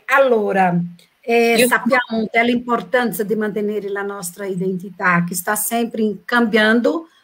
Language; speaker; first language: Italian; non-native, fluent; Portuguese